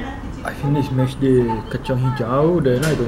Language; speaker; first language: English; non-native, learner; Italian